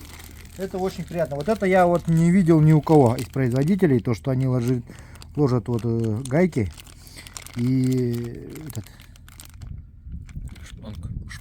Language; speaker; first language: Russian; native; Russian